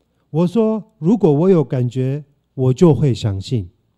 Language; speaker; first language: Chinese; non-native, fluent; Turkish